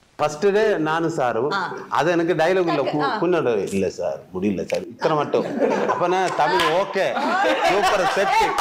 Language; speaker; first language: Tamil; non-native, learner; Malayalam